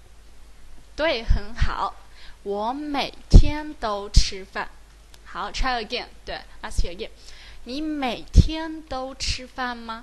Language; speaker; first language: Chinese; native; Chinese